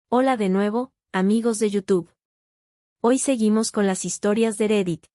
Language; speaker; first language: Spanish; native; Spanish